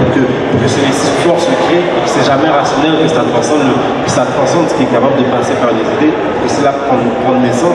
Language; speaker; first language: French; native; French